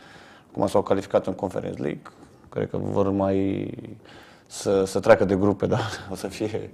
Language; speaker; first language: Romanian; native; Romanian